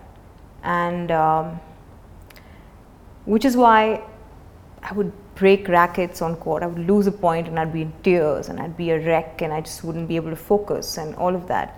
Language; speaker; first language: English; non-native, local second language; Hindi